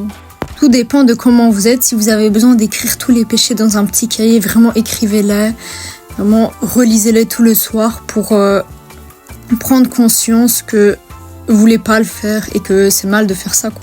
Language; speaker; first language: French; native; French